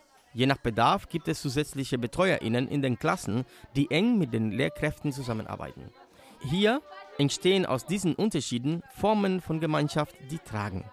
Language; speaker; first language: German; native; German